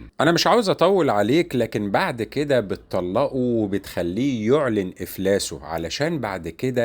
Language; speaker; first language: Arabic; native; Arabic